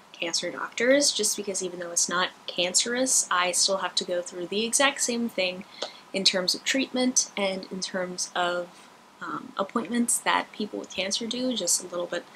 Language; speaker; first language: English; native; English